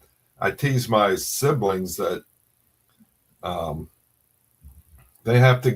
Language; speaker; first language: English; native; English